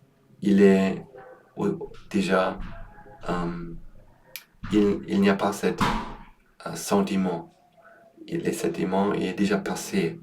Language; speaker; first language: French; non-native, learner; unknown